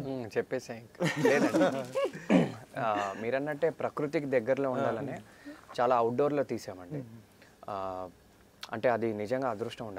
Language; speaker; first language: Telugu; native; Telugu